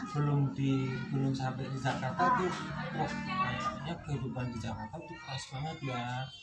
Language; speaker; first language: Indonesian; non-native, local second language; Javanese